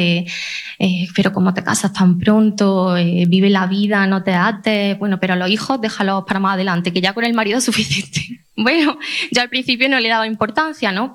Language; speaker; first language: Spanish; native; Spanish